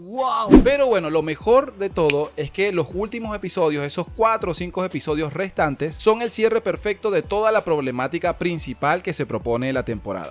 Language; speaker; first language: Spanish; native; Spanish